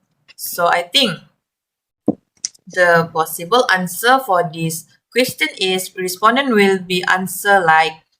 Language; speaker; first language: English; non-native, learner; Malay